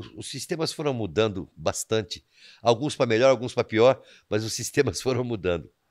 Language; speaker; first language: Portuguese; native; Portuguese